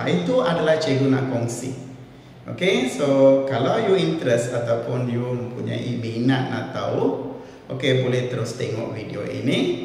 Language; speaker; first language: Malay; non-native, local second language; Tamil